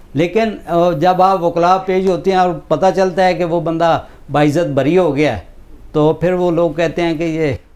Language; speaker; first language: Urdu; non-native, local second language; Punjabi